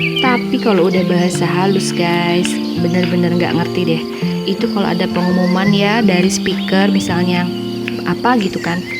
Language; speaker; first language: Indonesian; native; Indonesian